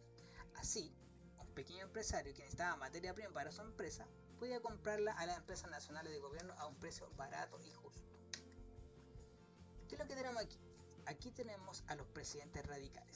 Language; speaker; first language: Spanish; native; Spanish